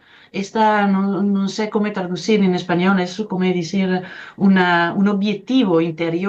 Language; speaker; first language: Spanish; non-native, fluent; Italian